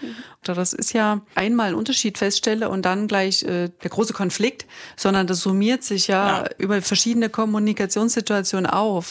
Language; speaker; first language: German; native; German